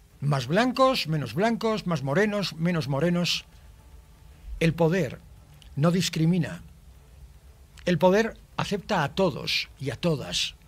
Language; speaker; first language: Spanish; native; Spanish